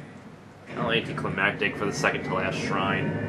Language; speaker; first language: English; native; English